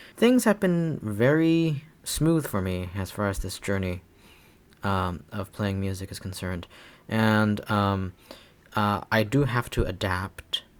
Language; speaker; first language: English; non-native, fluent; Chinese